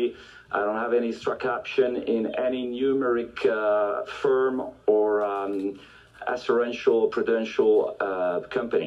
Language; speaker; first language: English; non-native, fluent; French